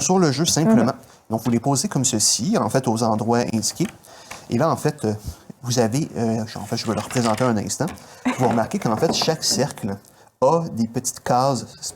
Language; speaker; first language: French; native; French